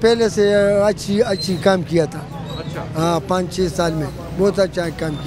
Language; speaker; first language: Hindi; non-native, local second language; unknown